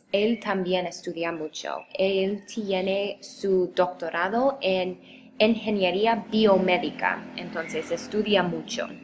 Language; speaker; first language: Spanish; non-native, fluent; English